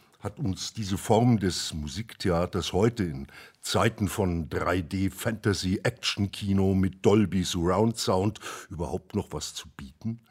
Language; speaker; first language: German; native; German